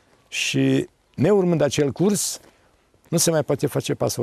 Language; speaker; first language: Romanian; native; Romanian